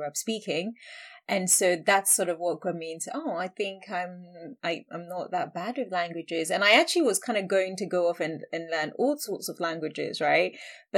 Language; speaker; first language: English; non-native, local second language; Akan